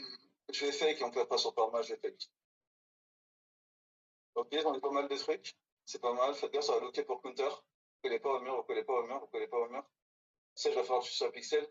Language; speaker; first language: French; native; French